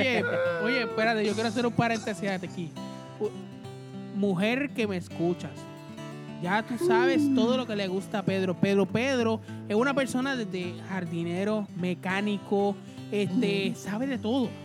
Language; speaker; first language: Spanish; native; Spanish